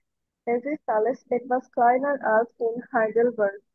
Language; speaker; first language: German; non-native, learner; Bangla